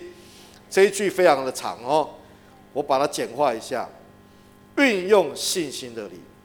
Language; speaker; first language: Chinese; native; Chinese